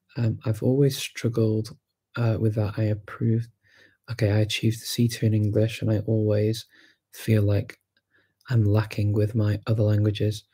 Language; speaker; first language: English; native; English